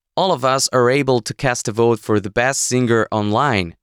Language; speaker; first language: English; non-native, fluent; Russian